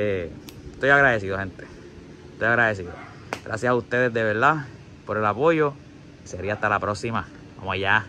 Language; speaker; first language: Spanish; native; Spanish